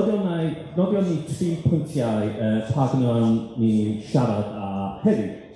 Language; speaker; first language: Welsh; non-native, fluent; English